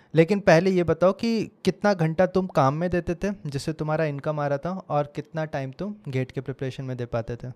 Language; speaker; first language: Hindi; native; Hindi